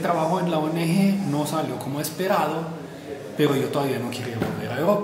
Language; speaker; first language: Spanish; non-native, fluent; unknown